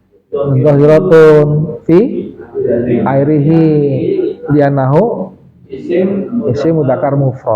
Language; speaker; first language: Arabic; non-native, fluent; Indonesian